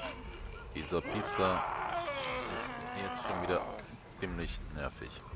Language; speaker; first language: German; native; German